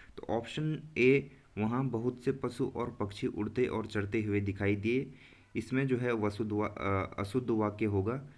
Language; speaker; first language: Hindi; native; Hindi